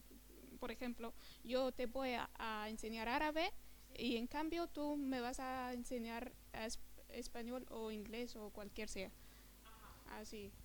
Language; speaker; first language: Spanish; non-native, fluent; Arabic